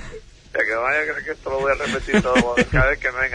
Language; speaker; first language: Spanish; native; Spanish